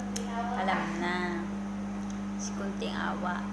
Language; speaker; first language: Filipino; non-native, local second language; Cebuano